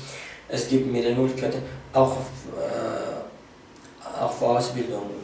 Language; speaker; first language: German; non-native, fluent; Arabic